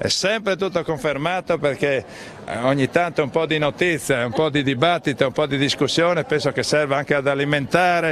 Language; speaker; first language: Italian; native; Italian